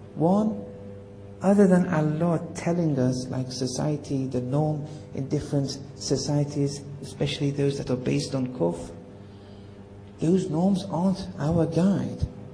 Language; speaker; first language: English; native; English